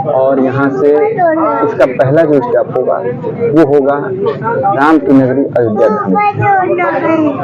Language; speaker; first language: Hindi; native; Hindi